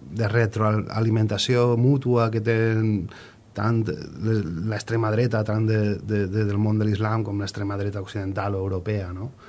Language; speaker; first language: Catalan; native; Catalan